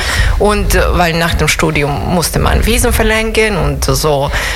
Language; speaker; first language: German; non-native, fluent; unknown